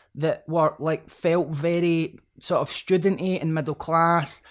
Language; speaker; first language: English; native; English